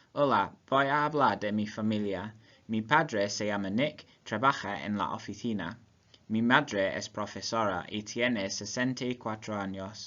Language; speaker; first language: Spanish; non-native, learner; English